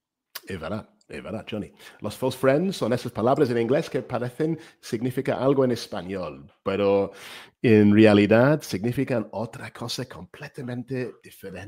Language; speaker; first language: Spanish; non-native, fluent; English